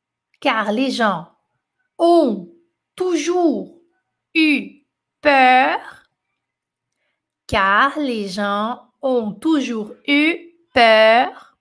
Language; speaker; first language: French; non-native, fluent; Portuguese